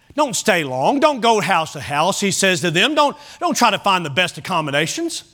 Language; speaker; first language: English; native; English